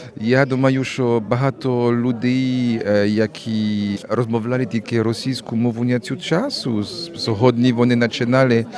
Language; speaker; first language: Ukrainian; non-native, learner; French